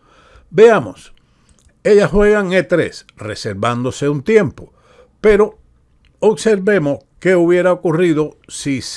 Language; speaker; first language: Spanish; native; Spanish